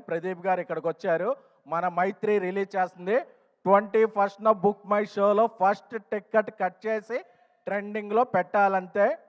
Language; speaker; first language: Telugu; native; Telugu